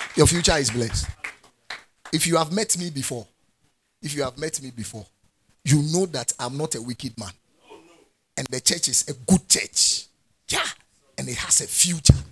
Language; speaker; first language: English; non-native, local second language; Akan